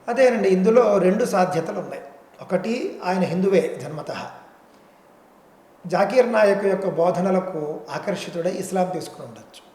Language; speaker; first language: Telugu; native; Telugu